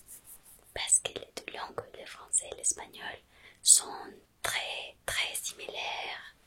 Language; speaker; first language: French; non-native, fluent; Spanish